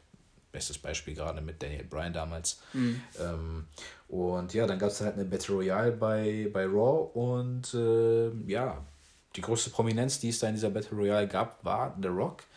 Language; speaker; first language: German; native; German